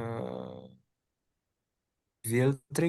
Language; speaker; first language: German; non-native, learner; Indonesian